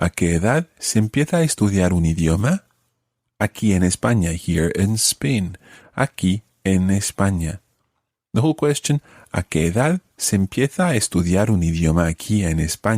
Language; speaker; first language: Spanish; non-native, fluent; English